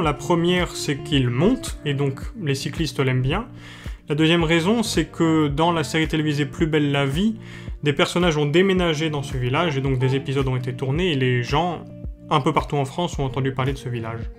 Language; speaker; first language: French; native; French